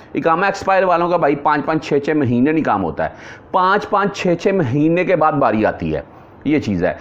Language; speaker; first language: Urdu; non-native, local second language; Punjabi